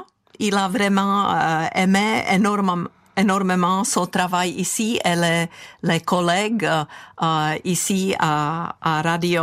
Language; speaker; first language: French; non-native, fluent; Czech